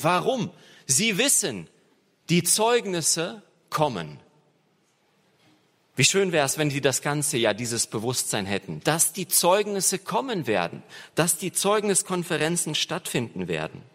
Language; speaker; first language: German; native; German